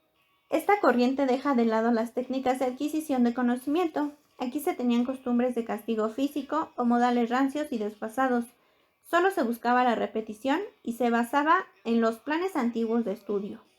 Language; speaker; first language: Spanish; native; Spanish